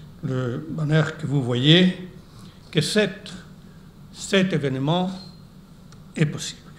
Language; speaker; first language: French; non-native, fluent; Spanish